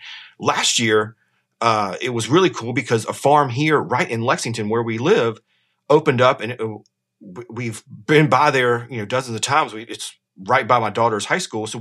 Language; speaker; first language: English; native; English